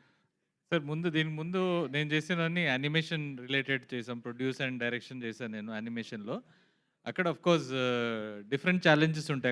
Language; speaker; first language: Telugu; native; Telugu